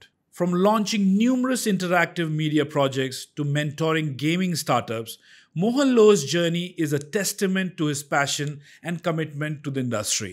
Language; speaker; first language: English; non-native, local second language; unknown